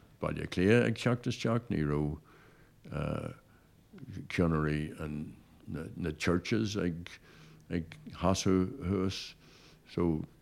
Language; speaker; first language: Irish; non-native, local second language; English